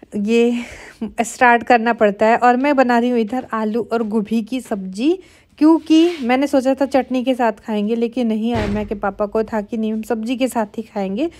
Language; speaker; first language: Hindi; non-native, local second language; Bhojpuri